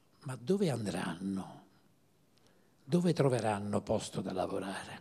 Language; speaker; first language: Italian; native; Italian